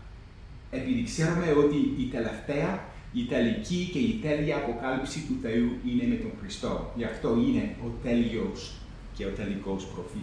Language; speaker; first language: Greek; non-native, fluent; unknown